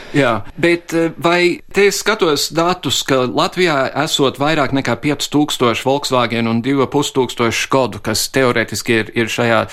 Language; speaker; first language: Latvian; early bilingual, heritage; Latvian